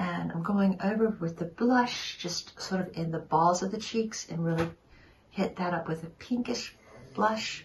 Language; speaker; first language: English; native; English